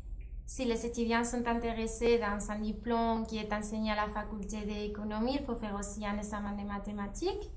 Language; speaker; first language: French; non-native, fluent; Spanish